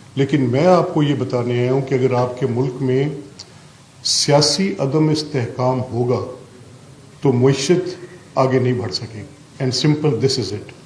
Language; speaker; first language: Urdu; non-native, local second language; Punjabi